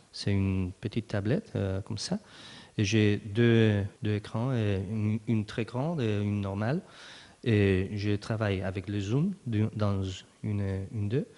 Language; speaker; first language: French; non-native, learner; Spanish